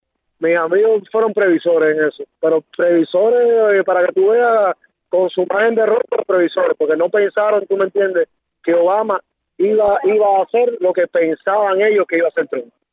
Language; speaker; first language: Spanish; native; Spanish